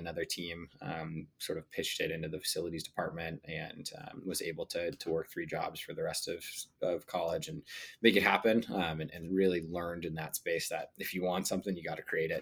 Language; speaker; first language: English; native; English